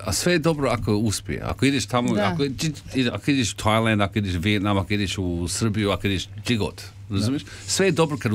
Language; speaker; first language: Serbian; early bilingual, heritage; Serbian